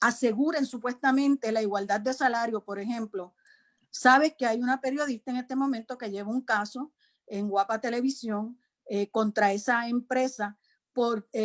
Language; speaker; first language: Spanish; native; Spanish